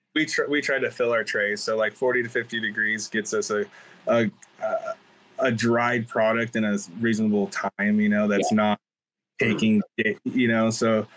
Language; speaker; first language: English; native; English